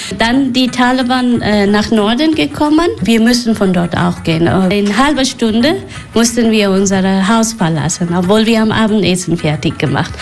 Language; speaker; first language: German; non-native, learner; Persian